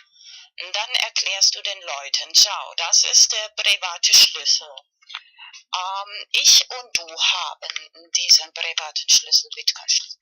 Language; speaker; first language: German; non-native, learner; Spanish